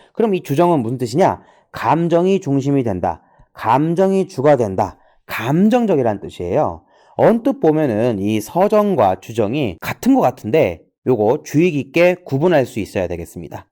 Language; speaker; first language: Korean; native; Korean